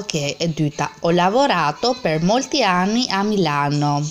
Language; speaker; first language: Italian; non-native, fluent; Albanian